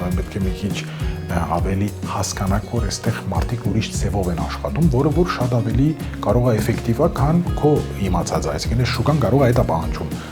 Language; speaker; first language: Armenian; early bilingual, heritage; Armenian